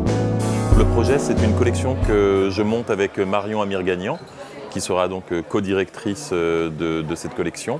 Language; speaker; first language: French; native; French